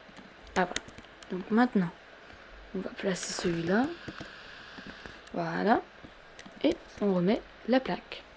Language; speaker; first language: French; native; French